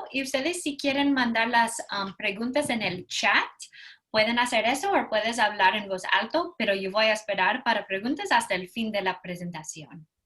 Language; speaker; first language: Spanish; non-native, fluent; English